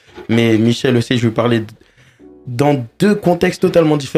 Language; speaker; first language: French; native; French